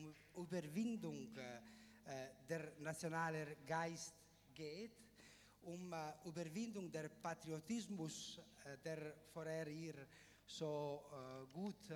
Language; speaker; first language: German; non-native, fluent; Italian